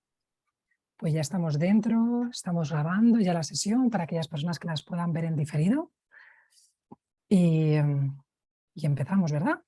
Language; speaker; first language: Spanish; native; Spanish